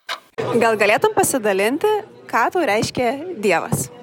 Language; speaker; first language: Lithuanian; native; Lithuanian